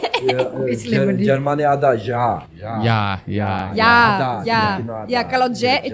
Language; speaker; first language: Indonesian; non-native, learner; Turkish